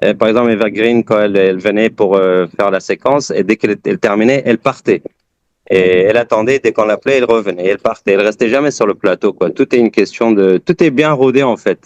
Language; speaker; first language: French; early bilingual, other home language; Persian